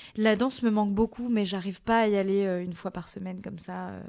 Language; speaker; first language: French; native; French